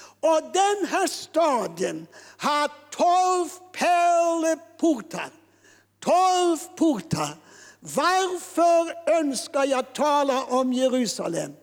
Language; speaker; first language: Swedish; non-native, fluent; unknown